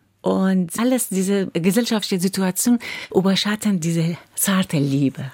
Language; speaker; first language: German; non-native, fluent; Persian